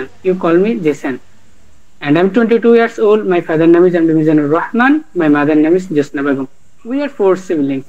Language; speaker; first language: English; non-native, learner; Bangla